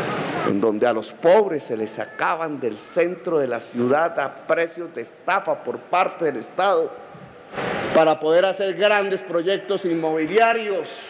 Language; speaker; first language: Spanish; native; Spanish